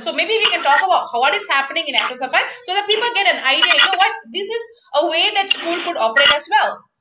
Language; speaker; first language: English; non-native, local second language; Tamil